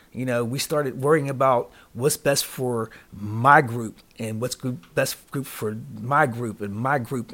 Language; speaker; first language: English; native; English